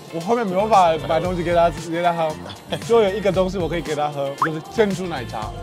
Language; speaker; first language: Chinese; non-native, fluent; English